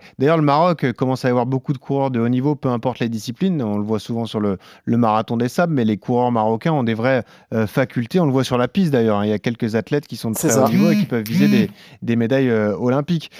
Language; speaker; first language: French; native; French